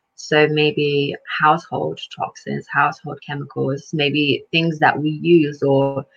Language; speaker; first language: English; early bilingual, other home language; Lithuanian